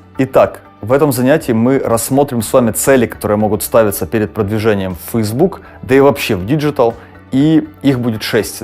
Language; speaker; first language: Russian; native; Russian